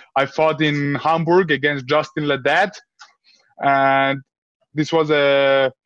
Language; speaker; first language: English; early bilingual, other home language; Serbian